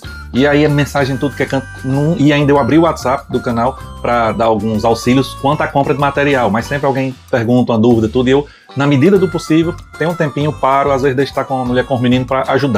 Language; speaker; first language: Portuguese; native; Portuguese